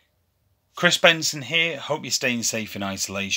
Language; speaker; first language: English; native; English